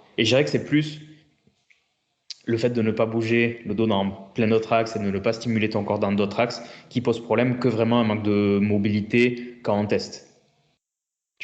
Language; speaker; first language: French; native; French